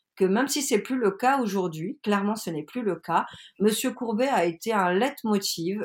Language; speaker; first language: French; native; French